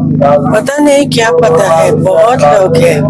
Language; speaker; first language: Hindi; non-native, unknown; English